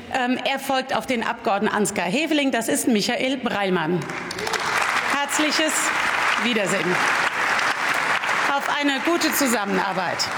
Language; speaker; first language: German; native; German